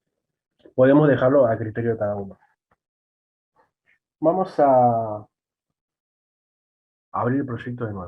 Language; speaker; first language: Spanish; native; Spanish